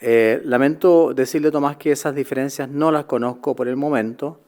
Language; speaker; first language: Spanish; native; Spanish